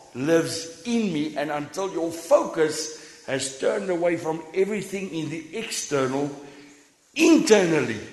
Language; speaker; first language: English; non-native, local second language; Afrikaans